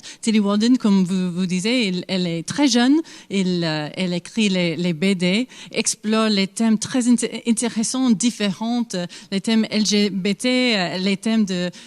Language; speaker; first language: French; non-native, fluent; English